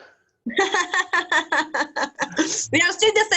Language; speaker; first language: English; non-native, fluent; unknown